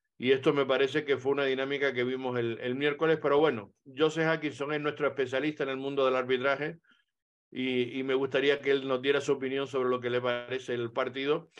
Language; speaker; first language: Spanish; native; Spanish